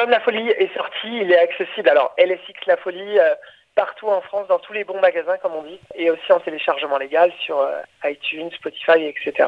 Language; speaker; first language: French; native; French